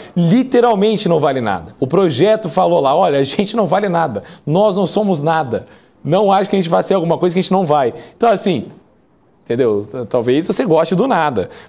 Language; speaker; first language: Portuguese; native; Portuguese